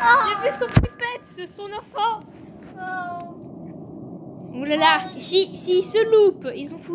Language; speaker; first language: French; native; French